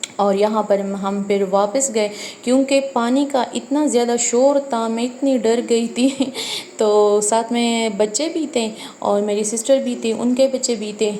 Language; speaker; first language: Urdu; non-native, local second language; Pashto